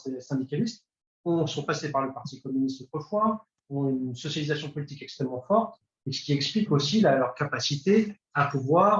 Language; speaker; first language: French; native; French